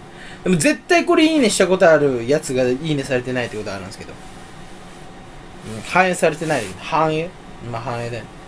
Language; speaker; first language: Japanese; native; Japanese